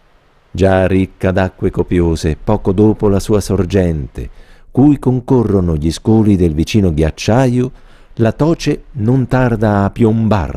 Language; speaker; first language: Italian; native; Italian